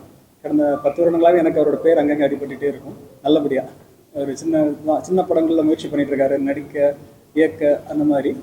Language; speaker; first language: Tamil; native; Tamil